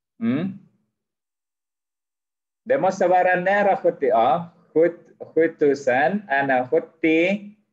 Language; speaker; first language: Swedish; non-native, fluent; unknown